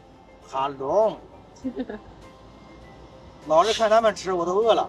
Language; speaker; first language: Indonesian; non-native, learner; Chinese